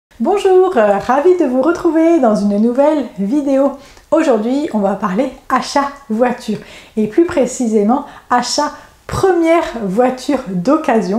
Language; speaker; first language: French; native; French